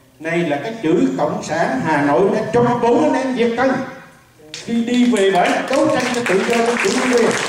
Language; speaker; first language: Vietnamese; native; Vietnamese